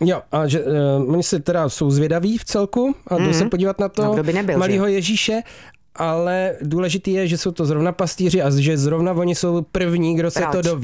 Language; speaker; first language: Czech; native; Czech